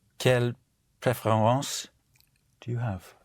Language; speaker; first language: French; non-native, learner; English